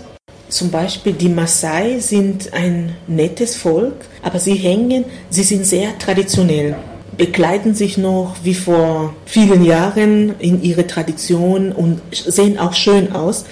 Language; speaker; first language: German; non-native, fluent; Swahili